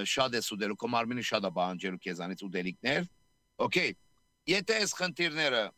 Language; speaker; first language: Armenian; native; Armenian